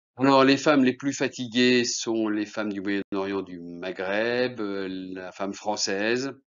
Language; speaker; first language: French; native; French